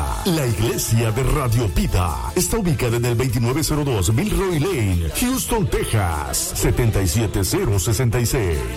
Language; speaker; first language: Spanish; native; Spanish